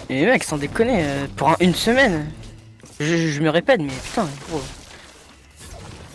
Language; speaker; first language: French; native; French